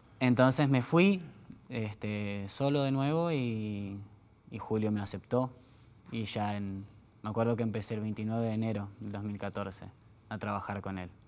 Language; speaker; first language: Spanish; native; Spanish